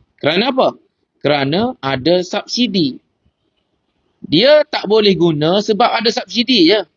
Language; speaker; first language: Malay; native; Malay